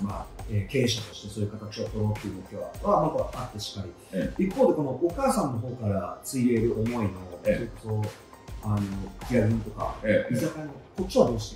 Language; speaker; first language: Japanese; native; Japanese